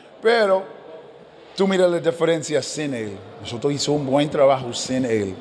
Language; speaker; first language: Spanish; non-native, learner; English